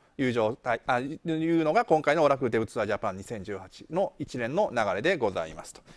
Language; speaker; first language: Japanese; native; Japanese